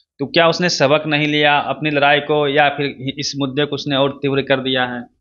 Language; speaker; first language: Hindi; native; Hindi